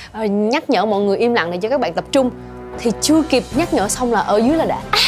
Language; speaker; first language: Vietnamese; native; Vietnamese